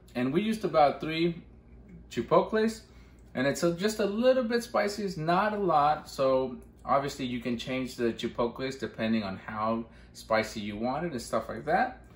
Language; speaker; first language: English; early bilingual, other home language; Spanish